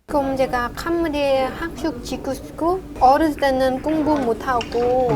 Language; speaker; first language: Korean; non-native, learner; Khmer